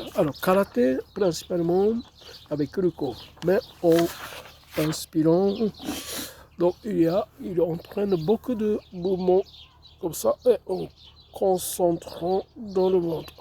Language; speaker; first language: French; non-native, fluent; Japanese